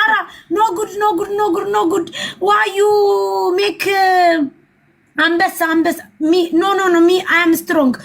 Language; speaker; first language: English; non-native, learner; Amharic